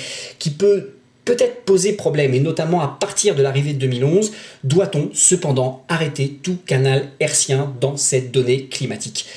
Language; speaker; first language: French; native; French